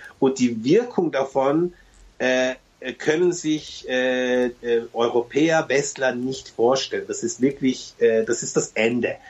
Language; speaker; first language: German; early bilingual, other home language; Turkish